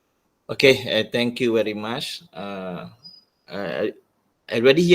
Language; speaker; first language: English; non-native, local second language; Malay